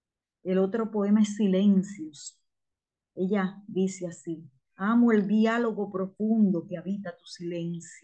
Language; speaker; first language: Spanish; native; Spanish